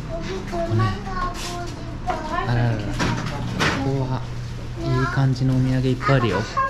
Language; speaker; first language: Japanese; native; Japanese